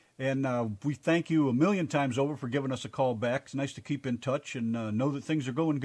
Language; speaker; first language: English; native; English